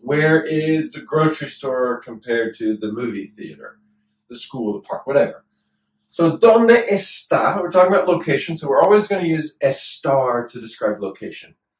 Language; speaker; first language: English; native; English